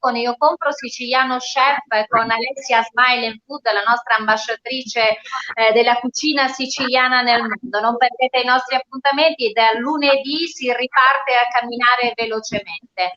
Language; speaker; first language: Italian; native; Italian